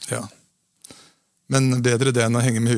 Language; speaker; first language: Norwegian; native; Norwegian